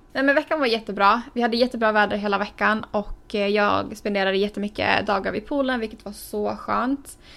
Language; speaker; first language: Swedish; native; Swedish